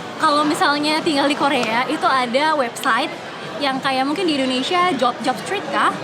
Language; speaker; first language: Indonesian; native; Indonesian